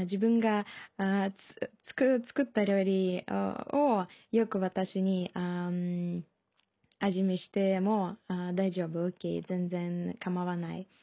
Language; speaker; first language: Japanese; non-native, learner; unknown